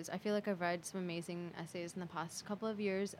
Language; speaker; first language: English; native; English